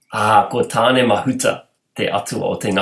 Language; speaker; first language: Māori; non-native, learner; English